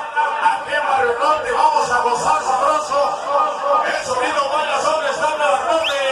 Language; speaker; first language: Spanish; native; Spanish